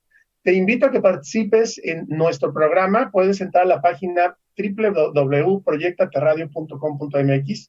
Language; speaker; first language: Spanish; native; Spanish